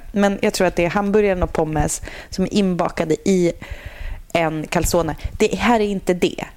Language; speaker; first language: Swedish; native; Swedish